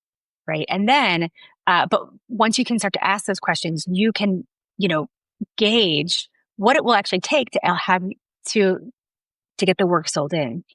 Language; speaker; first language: English; native; English